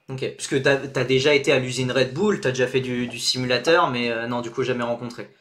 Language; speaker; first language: French; native; French